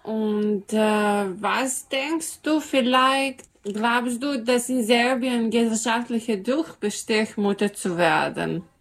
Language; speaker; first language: German; non-native, learner; Serbian